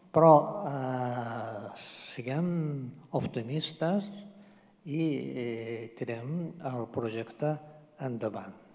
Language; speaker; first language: Catalan; non-native, fluent; Japanese